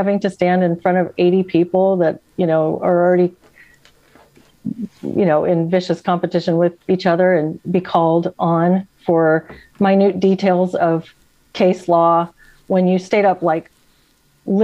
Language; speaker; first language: English; native; English